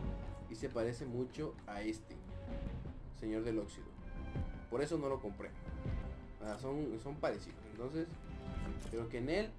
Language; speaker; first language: Spanish; native; Spanish